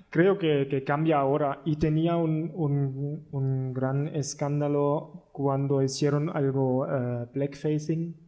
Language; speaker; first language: Spanish; non-native, learner; German